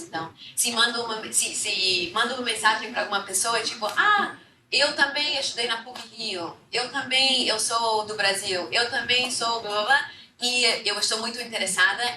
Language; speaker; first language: Portuguese; non-native, fluent; English